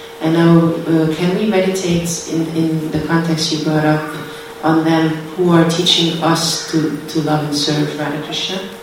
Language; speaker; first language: English; non-native, fluent; Hungarian